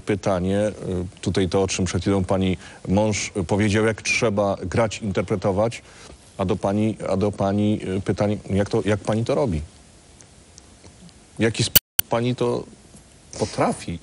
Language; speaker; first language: Polish; native; Polish